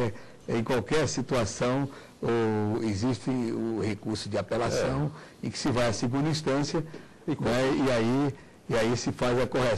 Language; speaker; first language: Portuguese; native; Portuguese